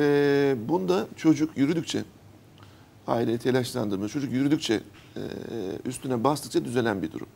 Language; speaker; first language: Turkish; native; Turkish